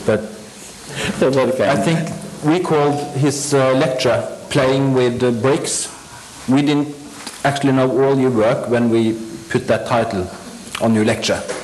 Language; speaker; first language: English; non-native, fluent; Norwegian